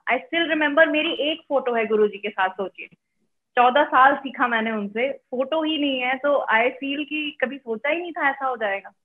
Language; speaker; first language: Hindi; native; Hindi